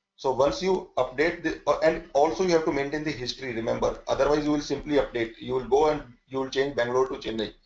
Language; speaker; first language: English; non-native, local second language; Hindi